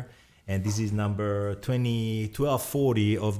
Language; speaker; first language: English; non-native, fluent; Italian